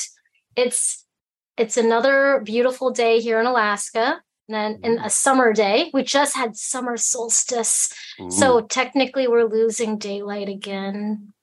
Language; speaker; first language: English; early bilingual, other home language; Cantonese